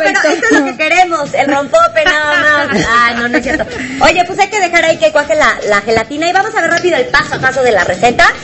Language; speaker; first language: Spanish; native; Spanish